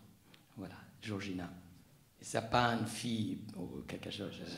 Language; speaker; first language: French; non-native, learner; Arabic